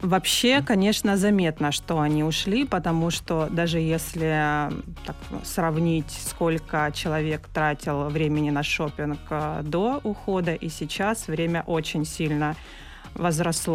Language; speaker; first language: Russian; native; Russian